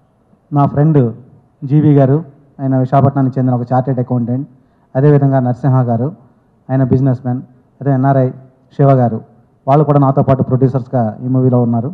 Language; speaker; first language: Telugu; native; Telugu